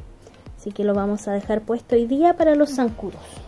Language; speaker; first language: Spanish; native; Spanish